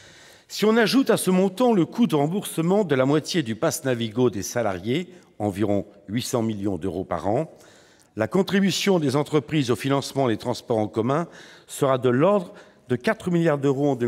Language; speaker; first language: French; native; French